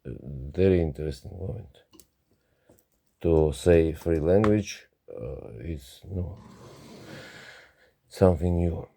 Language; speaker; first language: English; non-native, learner; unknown